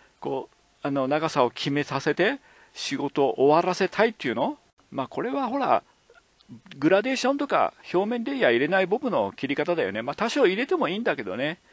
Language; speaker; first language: Japanese; native; Japanese